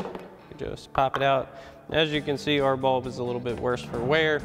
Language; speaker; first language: English; native; English